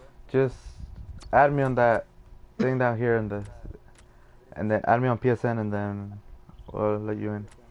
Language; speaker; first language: English; early bilingual, other home language; Spanish